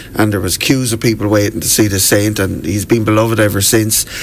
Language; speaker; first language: English; native; English